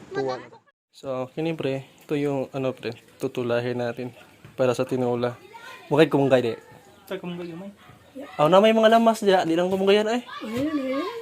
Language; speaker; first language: Filipino; non-native, local second language; Cebuano